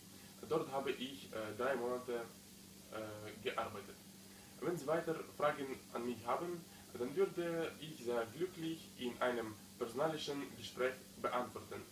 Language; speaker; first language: German; non-native, learner; Ukrainian